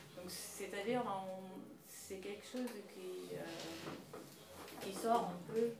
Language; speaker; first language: French; non-native, fluent; Dutch